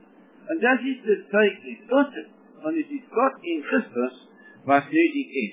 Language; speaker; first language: German; non-native, fluent; English